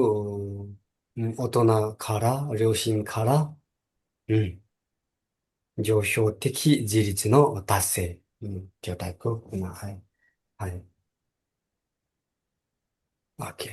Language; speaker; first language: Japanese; non-native, fluent; Nepali